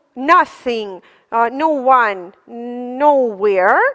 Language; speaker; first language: English; non-native, fluent; Russian